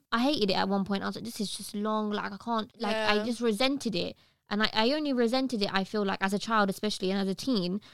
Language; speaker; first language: English; early bilingual, other home language; Arabic